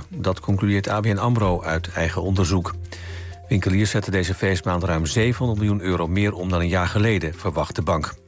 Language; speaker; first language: Dutch; native; Dutch